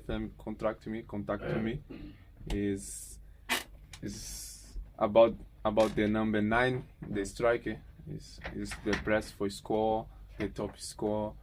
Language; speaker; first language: English; non-native, learner; Portuguese